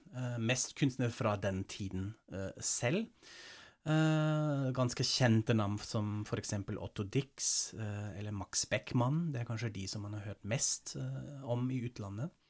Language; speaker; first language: Norwegian; non-native, fluent; German